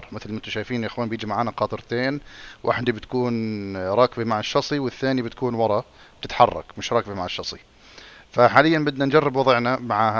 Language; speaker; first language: Arabic; native; Arabic